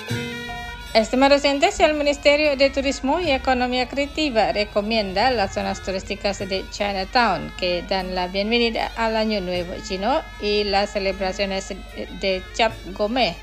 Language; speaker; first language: Spanish; non-native, fluent; Indonesian